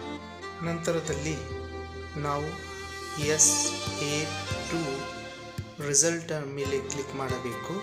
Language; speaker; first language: Kannada; native; Kannada